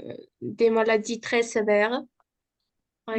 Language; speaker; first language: French; non-native, fluent; Uzbek